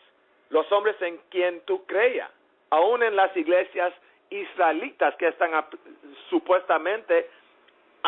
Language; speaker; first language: Spanish; early bilingual, heritage; English